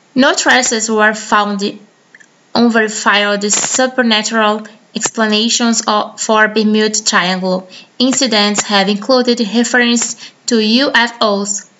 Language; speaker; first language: English; non-native, fluent; Portuguese